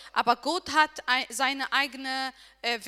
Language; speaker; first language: German; non-native, learner; Arabic